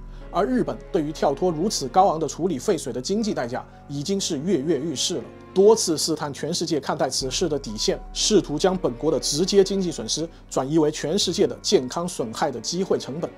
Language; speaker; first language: Chinese; native; Chinese